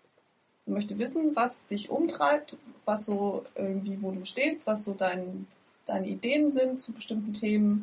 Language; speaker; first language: German; native; German